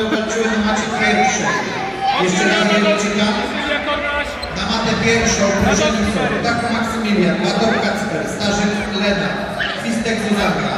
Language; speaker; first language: Polish; native; Polish